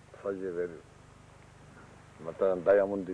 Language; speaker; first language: English; non-native, learner; Japanese